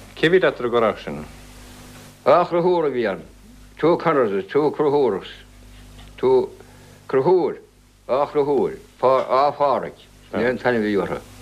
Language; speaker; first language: Irish; native; Irish